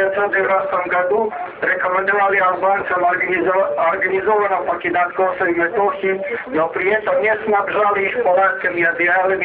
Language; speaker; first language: Russian; non-native, fluent; Serbian